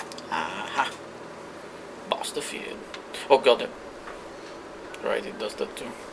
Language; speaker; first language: English; non-native, fluent; Italian